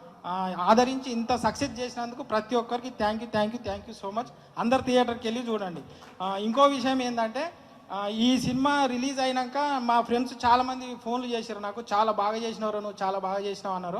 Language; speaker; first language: Telugu; native; Telugu